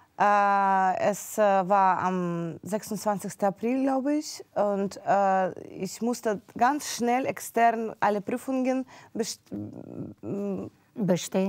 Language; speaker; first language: German; non-native, fluent; Russian